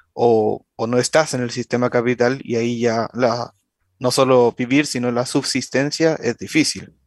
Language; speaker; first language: Spanish; native; Spanish